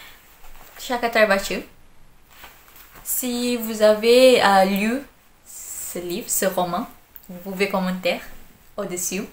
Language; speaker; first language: French; non-native, learner; Malay